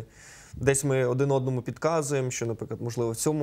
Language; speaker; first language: Ukrainian; native; Ukrainian